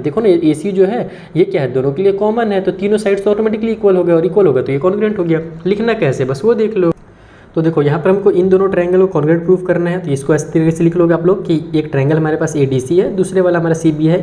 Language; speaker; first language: Hindi; native; Hindi